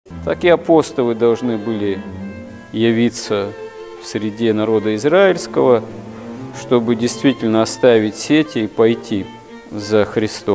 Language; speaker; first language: Russian; native; Russian